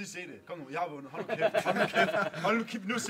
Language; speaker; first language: Danish; native; Danish